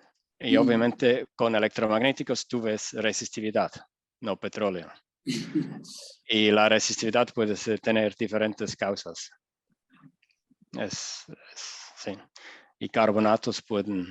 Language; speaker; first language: Spanish; non-native, fluent; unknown